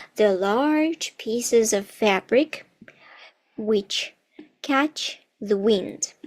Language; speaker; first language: English; non-native, fluent; Ukrainian